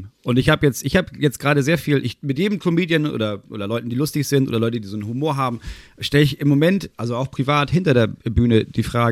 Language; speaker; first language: German; native; German